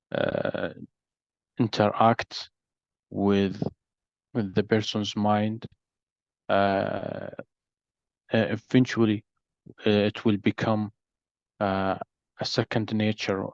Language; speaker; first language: English; non-native, learner; Arabic